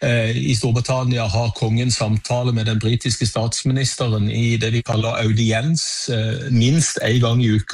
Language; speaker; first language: Norwegian; native; Norwegian